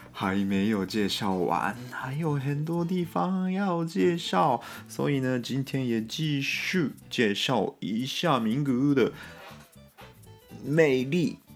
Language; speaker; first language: Chinese; non-native, fluent; Japanese